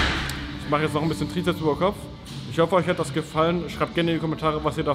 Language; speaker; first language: German; native; German